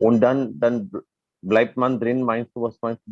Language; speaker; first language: German; non-native, learner; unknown